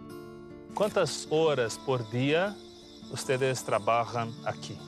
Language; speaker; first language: Spanish; non-native, fluent; Portuguese